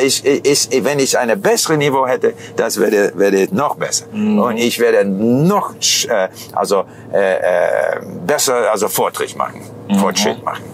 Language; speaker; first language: German; non-native, fluent; English